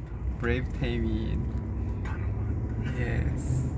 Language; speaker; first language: English; non-native, learner; Korean